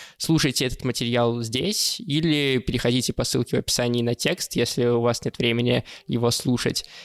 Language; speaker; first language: Russian; native; Russian